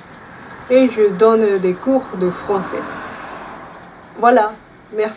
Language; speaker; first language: French; non-native, fluent; Japanese